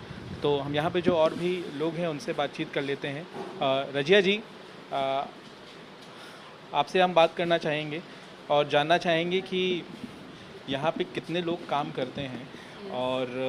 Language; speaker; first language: Hindi; native; Hindi